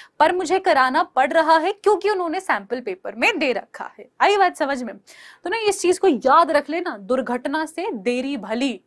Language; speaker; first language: Hindi; native; Hindi